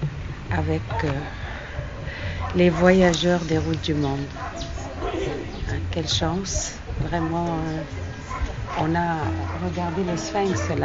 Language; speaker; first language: French; non-native, fluent; Arabic